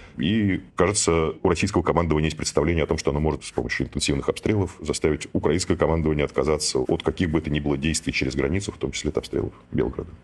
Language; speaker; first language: Russian; native; Russian